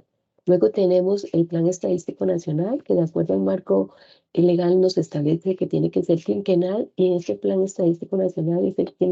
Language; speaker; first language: Spanish; native; Spanish